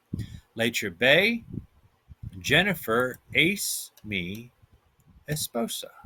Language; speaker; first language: Spanish; non-native, fluent; English